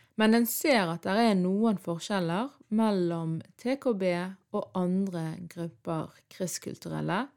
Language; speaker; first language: Norwegian; early bilingual, other home language; Arabic